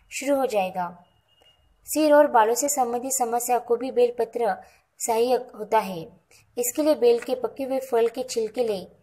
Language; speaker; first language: Hindi; non-native, local second language; Marathi